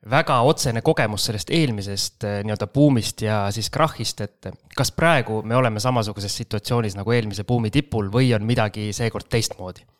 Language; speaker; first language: Estonian; native; Estonian